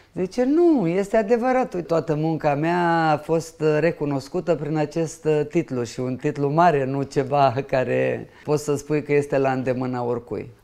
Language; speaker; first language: Romanian; non-native, local second language; Ukrainian